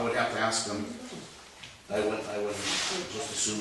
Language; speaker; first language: English; native; English